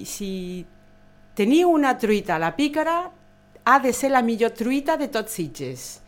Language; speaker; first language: Catalan; non-native, fluent; Spanish